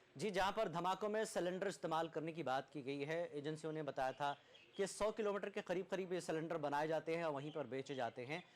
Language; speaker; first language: Urdu; native; Urdu